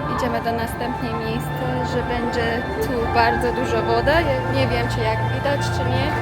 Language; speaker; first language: Polish; non-native, learner; Persian